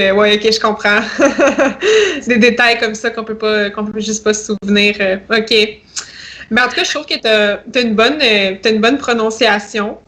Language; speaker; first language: French; native; French